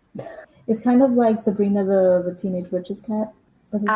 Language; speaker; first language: English; native; English